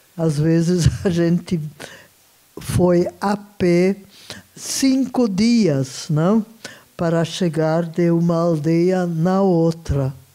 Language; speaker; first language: Portuguese; non-native, fluent; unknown